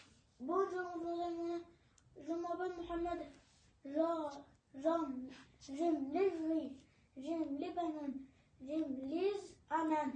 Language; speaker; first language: French; non-native, learner; Arabic